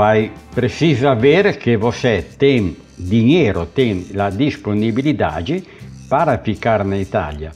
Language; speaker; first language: Portuguese; non-native, learner; Italian